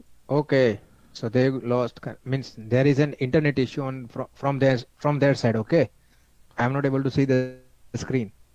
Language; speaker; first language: English; non-native, local second language; Gujarati